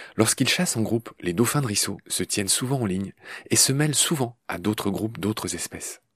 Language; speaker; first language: French; native; French